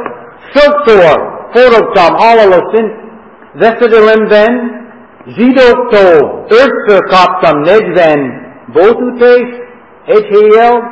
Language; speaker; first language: Hungarian; non-native, fluent; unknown